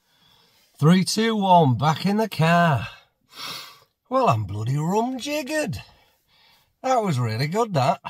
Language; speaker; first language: English; native; English